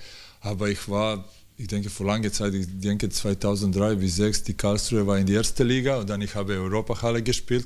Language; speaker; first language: German; non-native, learner; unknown